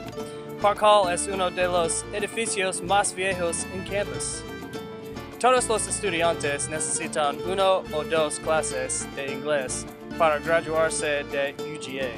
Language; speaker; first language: Spanish; non-native, learner; English